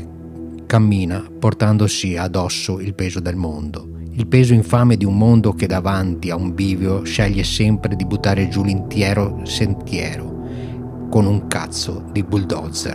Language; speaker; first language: Italian; native; Italian